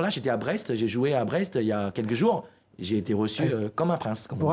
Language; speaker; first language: French; non-native, fluent; Chinese